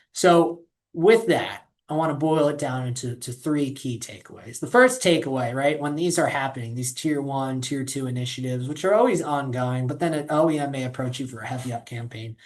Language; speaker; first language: English; native; English